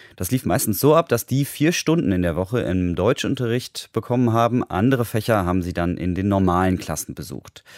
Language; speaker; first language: German; native; German